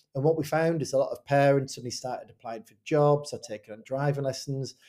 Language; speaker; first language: English; native; English